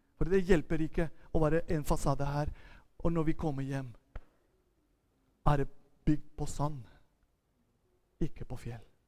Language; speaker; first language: Norwegian; non-native, fluent; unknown